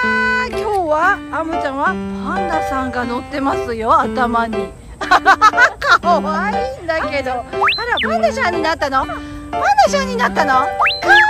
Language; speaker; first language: Japanese; native; Japanese